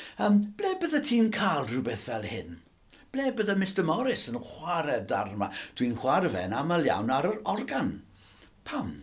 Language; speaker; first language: Welsh; native; Welsh